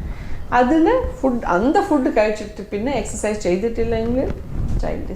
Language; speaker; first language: Malayalam; non-native, fluent; Tamil